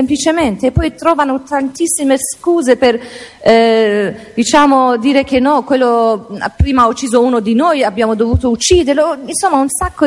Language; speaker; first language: Italian; non-native, fluent; Persian